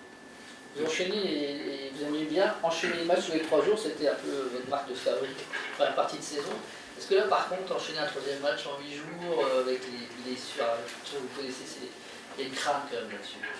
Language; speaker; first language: French; native; French